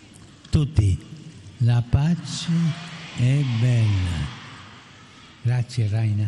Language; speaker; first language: Italian; non-native, fluent; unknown